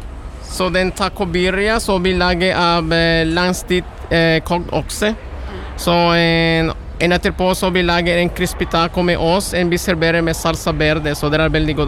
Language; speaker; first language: Norwegian; non-native, learner; Spanish